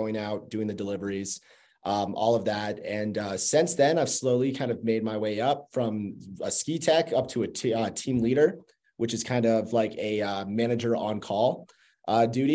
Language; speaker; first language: English; native; English